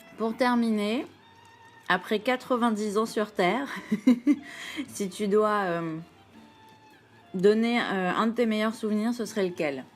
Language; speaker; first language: French; native; French